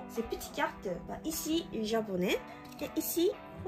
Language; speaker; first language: French; non-native, learner; Japanese